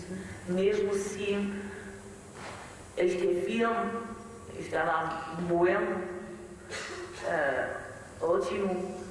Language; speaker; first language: Portuguese; non-native, learner; French